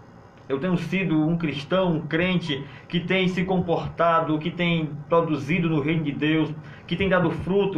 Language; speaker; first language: Portuguese; native; Portuguese